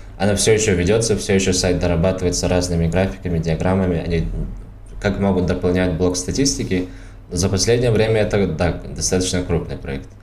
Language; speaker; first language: Russian; non-native, local second language; Tajik